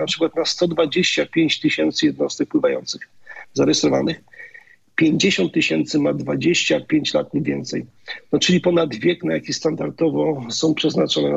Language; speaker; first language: Polish; native; Polish